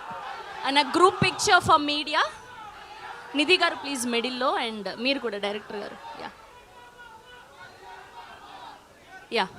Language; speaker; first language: Telugu; native; Telugu